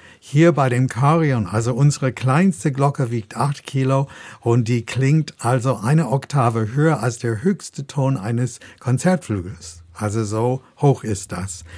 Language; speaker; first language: German; non-native, fluent; English